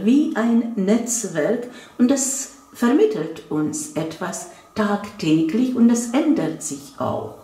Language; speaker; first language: German; non-native, fluent; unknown